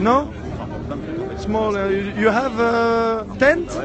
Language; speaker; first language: English; non-native, learner; French